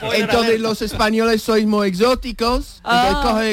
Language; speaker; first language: Spanish; non-native, fluent; English